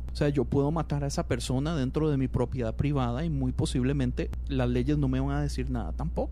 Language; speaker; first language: Spanish; native; Spanish